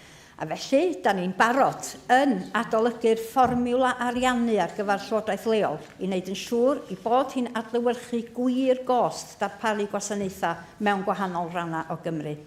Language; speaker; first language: Welsh; native; Welsh